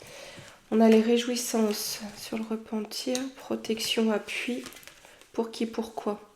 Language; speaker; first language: French; native; French